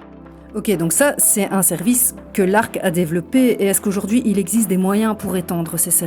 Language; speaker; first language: French; native; French